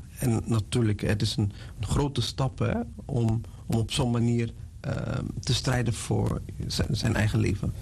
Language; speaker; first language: Dutch; non-native, fluent; Portuguese